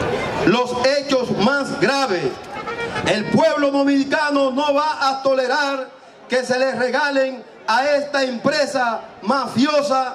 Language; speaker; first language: Spanish; native; Spanish